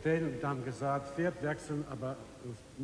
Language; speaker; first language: German; early bilingual, heritage; Italian